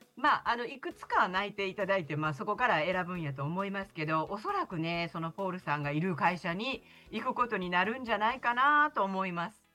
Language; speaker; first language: Japanese; native; Japanese